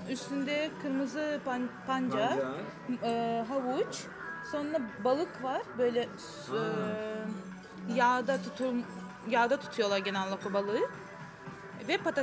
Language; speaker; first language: Turkish; non-native, fluent; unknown